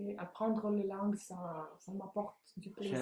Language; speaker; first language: French; non-native, fluent; Russian